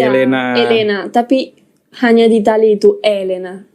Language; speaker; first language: Indonesian; non-native, fluent; Italian